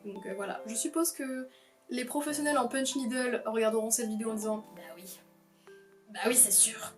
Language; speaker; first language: French; native; French